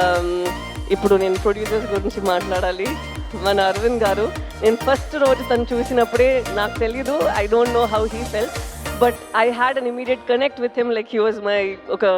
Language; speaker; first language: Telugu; non-native, fluent; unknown